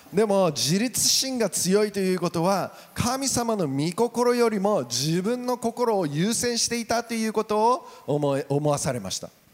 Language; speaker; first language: Japanese; native; Japanese